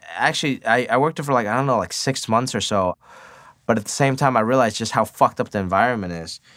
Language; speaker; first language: English; early bilingual, other home language; Cantonese